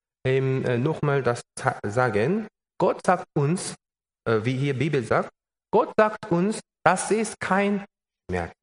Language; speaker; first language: German; non-native, learner; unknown